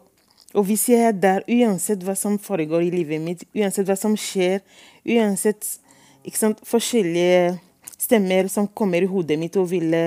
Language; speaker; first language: Norwegian; non-native, fluent; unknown